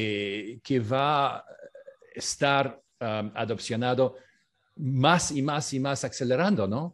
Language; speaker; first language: Spanish; non-native, fluent; French